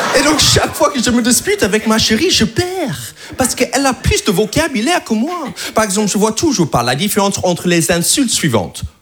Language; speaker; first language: French; non-native, fluent; English